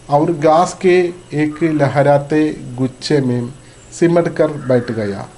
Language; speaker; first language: Hindi; non-native, local second language; Malayalam